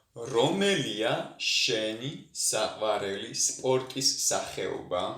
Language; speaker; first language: Georgian; native; Georgian